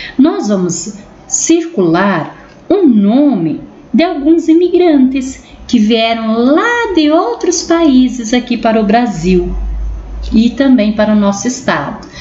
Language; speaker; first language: Portuguese; native; Portuguese